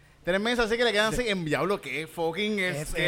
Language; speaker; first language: Spanish; native; Spanish